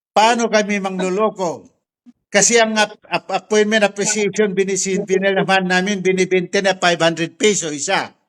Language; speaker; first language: Filipino; non-native, local second language; Tausug